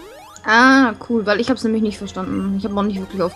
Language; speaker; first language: German; native; German